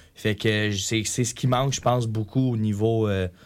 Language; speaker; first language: French; native; French